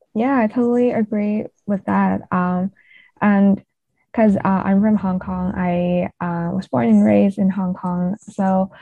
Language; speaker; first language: English; non-native, local second language; Cantonese